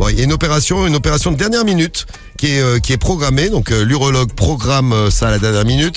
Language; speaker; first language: French; native; French